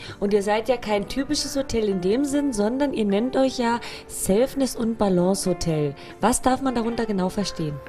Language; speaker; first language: German; native; German